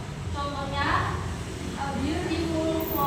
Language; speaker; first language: English; non-native, learner; Indonesian